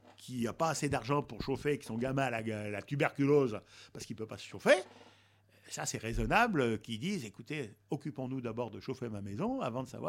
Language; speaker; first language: French; native; French